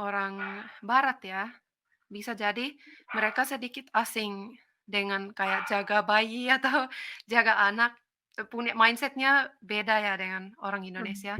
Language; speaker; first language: Indonesian; non-native, fluent; Finnish